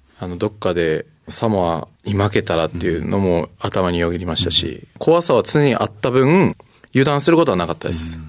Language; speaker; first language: Japanese; native; Japanese